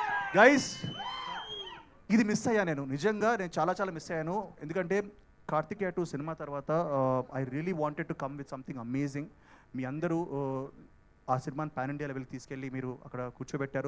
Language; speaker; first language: Telugu; native; Telugu